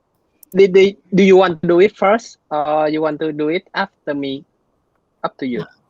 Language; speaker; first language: English; non-native, fluent; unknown